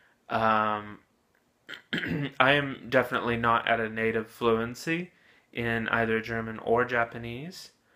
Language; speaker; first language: English; native; English